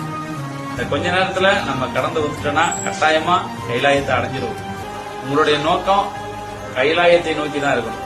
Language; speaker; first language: Tamil; native; Tamil